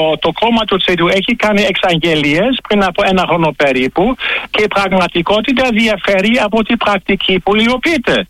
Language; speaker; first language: Greek; non-native, fluent; German